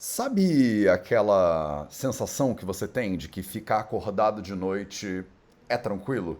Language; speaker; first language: Portuguese; native; Portuguese